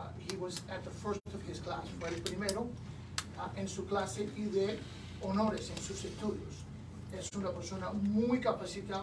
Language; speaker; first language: Spanish; native; Spanish